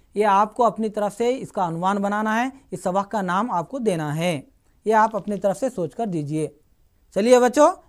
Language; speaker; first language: Urdu; native; Urdu